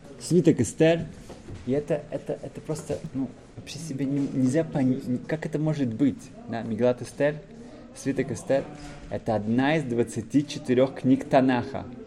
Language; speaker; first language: Russian; early bilingual, heritage; Russian